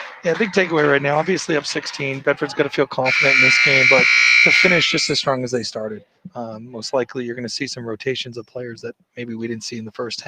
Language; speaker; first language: English; native; English